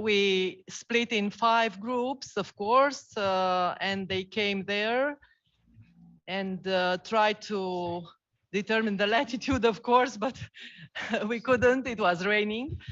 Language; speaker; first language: English; non-native, fluent; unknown